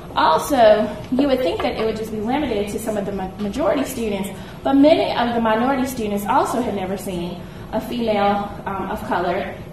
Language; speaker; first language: English; native; English